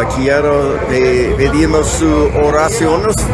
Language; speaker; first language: Spanish; non-native, learner; English